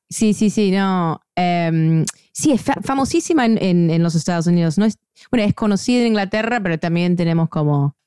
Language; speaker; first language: Spanish; non-native, fluent; English